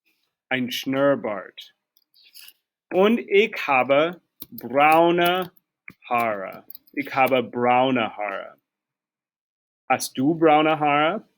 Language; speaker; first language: German; non-native, fluent; English